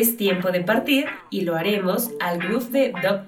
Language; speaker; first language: Spanish; native; Spanish